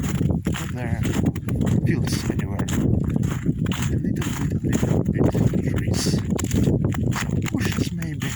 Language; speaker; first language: English; non-native, learner; Ukrainian